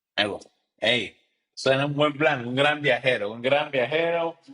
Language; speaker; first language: Spanish; native; Spanish